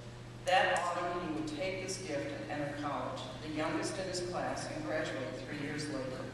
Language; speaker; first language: English; native; English